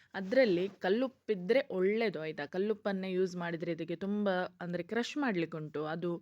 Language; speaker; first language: Kannada; non-native, local second language; Konkani